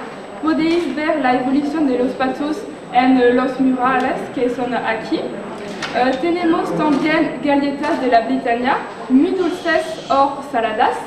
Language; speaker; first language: Spanish; non-native, learner; French